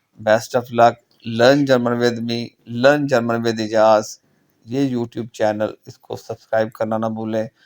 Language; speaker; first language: Urdu; non-native, local second language; Punjabi